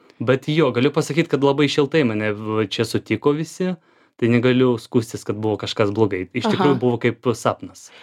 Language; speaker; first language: Lithuanian; non-native, fluent; Ukrainian